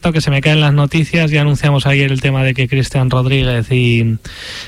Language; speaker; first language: Spanish; native; Spanish